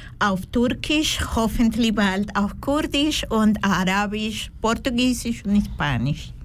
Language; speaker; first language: German; non-native, fluent; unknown